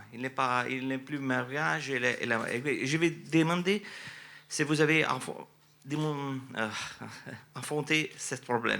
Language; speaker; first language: French; non-native, learner; Italian